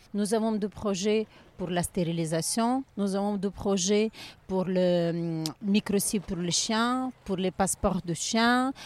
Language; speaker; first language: French; non-native, learner; Ukrainian